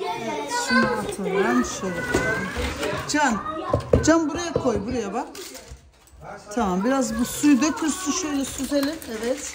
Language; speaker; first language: Turkish; early bilingual, heritage; Turkish